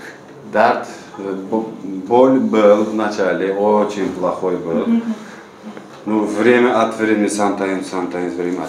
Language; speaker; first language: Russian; non-native, local second language; Uzbek